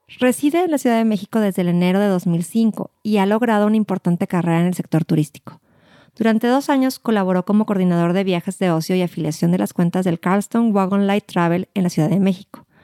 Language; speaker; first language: Spanish; native; Spanish